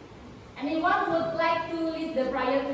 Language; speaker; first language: English; non-native, fluent; Indonesian